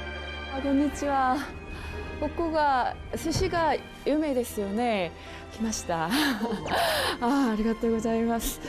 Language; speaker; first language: Japanese; non-native, learner; Korean